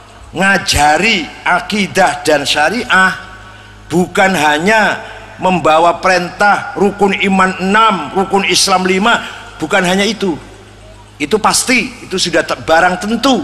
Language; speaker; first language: Indonesian; native; Indonesian